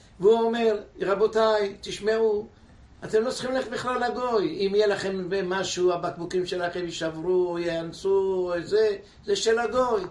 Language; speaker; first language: Hebrew; non-native, fluent; English